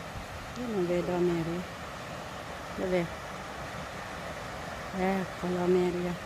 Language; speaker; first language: Italian; non-native, fluent; Filipino